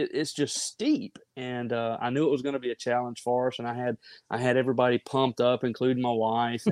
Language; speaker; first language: English; native; English